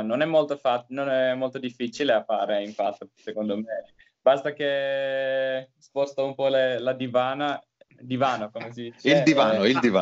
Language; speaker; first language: Italian; non-native, learner; Finnish